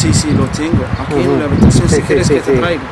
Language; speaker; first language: Spanish; non-native, learner; Arabic